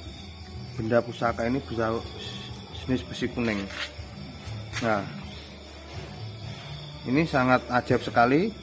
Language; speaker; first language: Indonesian; native; Indonesian